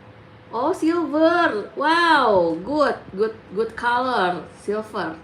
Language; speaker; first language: English; non-native, learner; Indonesian